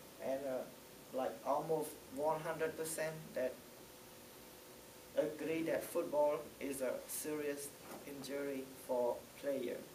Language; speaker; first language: English; non-native, learner; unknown